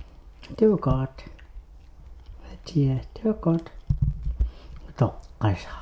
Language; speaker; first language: Danish; non-native, local second language; Kalaallisut